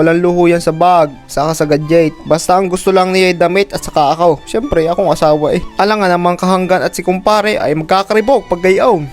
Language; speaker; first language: Filipino; native; Filipino